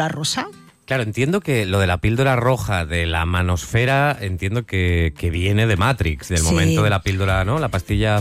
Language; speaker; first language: Spanish; native; Spanish